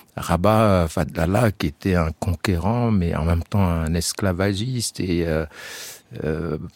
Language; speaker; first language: French; non-native, local second language; Arabic